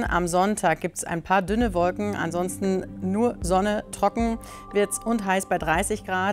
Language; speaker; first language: German; native; German